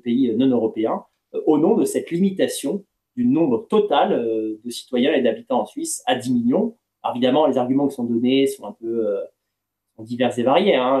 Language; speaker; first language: French; native; French